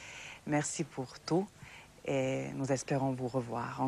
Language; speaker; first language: French; non-native, fluent; Serbian